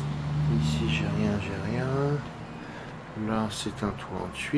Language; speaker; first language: French; native; French